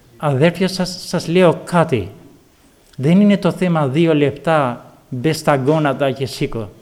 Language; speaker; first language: Greek; non-native, fluent; Albanian